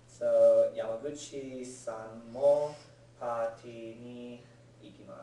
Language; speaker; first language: Japanese; non-native, learner; English